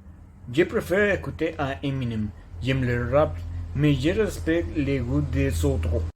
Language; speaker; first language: French; non-native, learner; Spanish